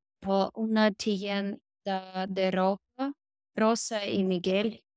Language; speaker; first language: Spanish; non-native, learner; English